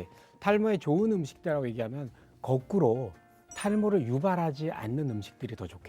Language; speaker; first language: Korean; native; Korean